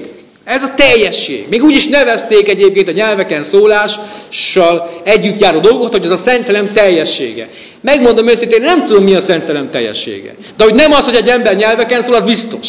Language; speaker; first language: Hungarian; native; Hungarian